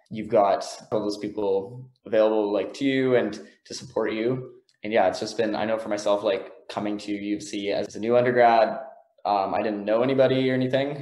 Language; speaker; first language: English; native; English